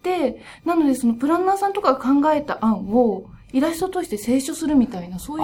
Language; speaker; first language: Japanese; native; Japanese